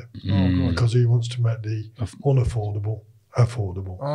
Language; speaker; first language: English; native; English